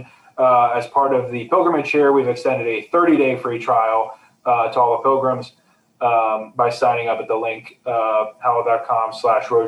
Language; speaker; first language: English; native; English